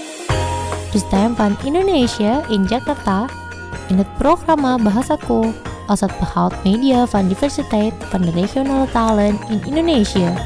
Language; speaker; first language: Dutch; non-native, learner; Indonesian